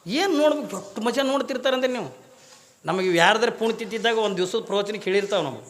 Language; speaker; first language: Kannada; native; Kannada